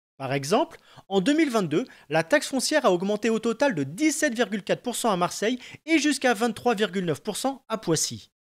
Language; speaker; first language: French; native; French